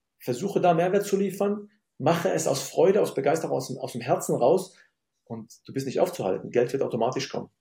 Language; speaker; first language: German; early bilingual, other home language; Arabic